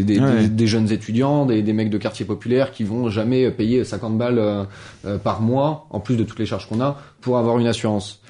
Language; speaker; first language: French; native; French